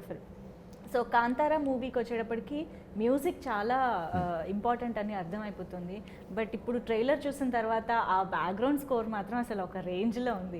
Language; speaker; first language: Telugu; native; Telugu